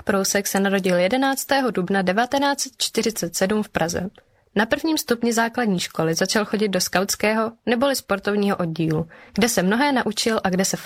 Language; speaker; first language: Czech; non-native, local second language; German